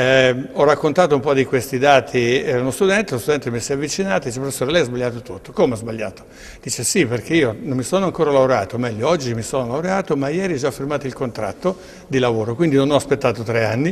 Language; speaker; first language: Italian; native; Italian